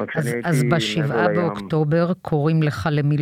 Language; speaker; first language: Hebrew; native; Hebrew